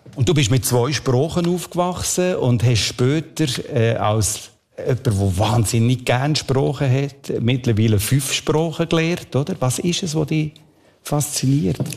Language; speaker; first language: German; native; German